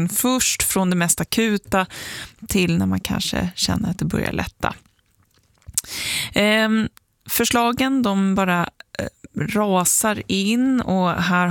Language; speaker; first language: Swedish; native; Swedish